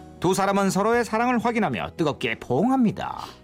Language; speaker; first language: Korean; native; Korean